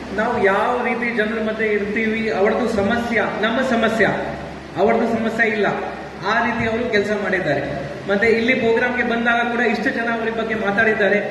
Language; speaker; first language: Kannada; non-native, fluent; Hindi